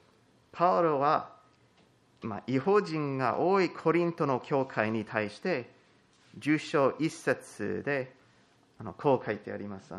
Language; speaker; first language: Japanese; non-native, fluent; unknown